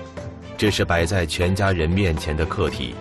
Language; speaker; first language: Chinese; native; Chinese